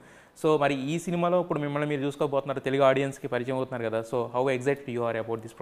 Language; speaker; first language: Telugu; native; Telugu